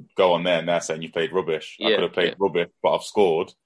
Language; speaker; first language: English; native; English